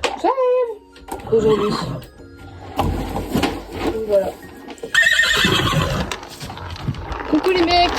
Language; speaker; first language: French; native; French